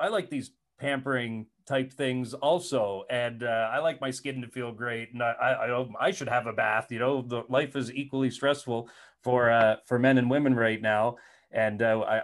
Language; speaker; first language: English; native; English